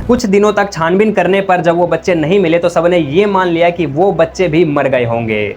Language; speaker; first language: Hindi; native; Hindi